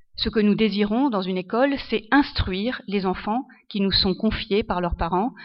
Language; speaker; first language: French; non-native, local second language; Arabic